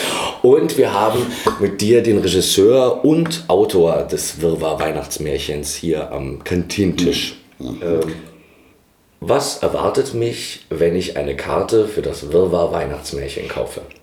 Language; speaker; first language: German; native; German